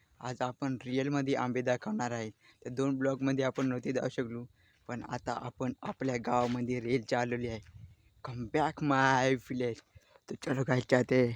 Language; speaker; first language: Marathi; non-native, local second language; Gondi